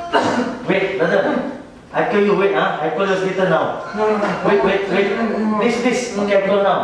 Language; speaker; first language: English; non-native, learner; Malay